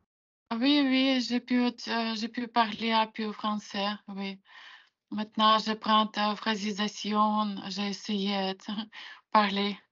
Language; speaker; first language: French; non-native, learner; Russian